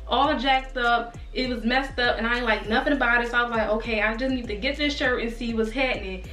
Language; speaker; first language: English; native; English